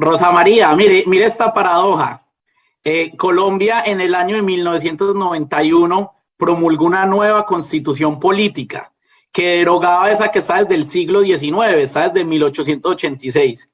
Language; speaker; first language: Spanish; native; Spanish